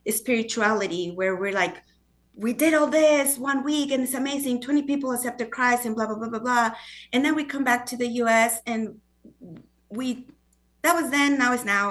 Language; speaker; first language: English; non-native, fluent; Spanish